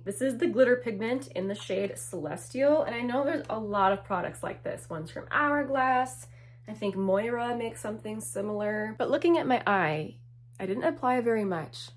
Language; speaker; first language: English; native; English